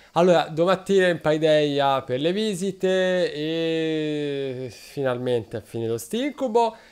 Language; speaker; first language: Italian; native; Italian